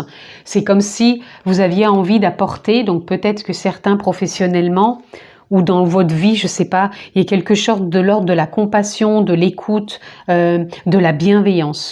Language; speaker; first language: French; native; French